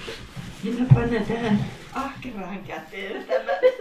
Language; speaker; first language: Finnish; native; Finnish